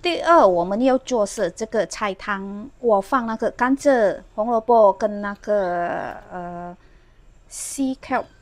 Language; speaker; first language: Chinese; non-native, learner; Indonesian